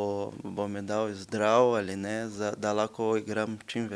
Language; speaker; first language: Slovenian; non-native, learner; Portuguese